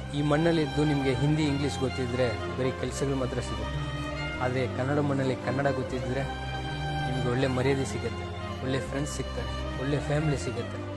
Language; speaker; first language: Kannada; non-native, local second language; Tamil